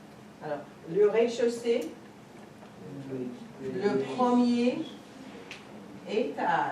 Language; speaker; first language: French; non-native, fluent; English